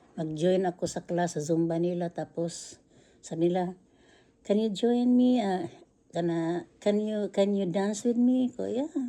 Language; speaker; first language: Filipino; non-native, local second language; Cebuano